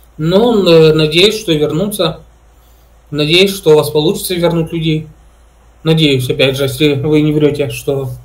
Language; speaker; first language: Russian; native; Russian